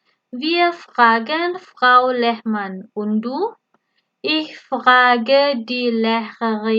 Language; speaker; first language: German; non-native, fluent; Indonesian